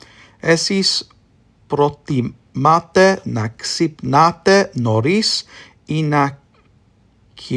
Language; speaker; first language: Greek; non-native, learner; English